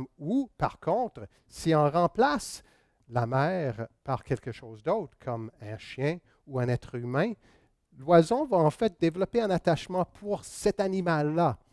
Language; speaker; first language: French; non-native, local second language; English